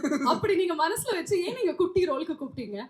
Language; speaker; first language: Tamil; native; Tamil